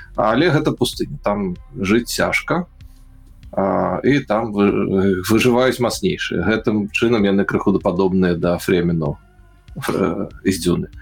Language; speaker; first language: Belarusian; native; Belarusian